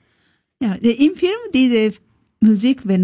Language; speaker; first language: German; non-native, learner; Japanese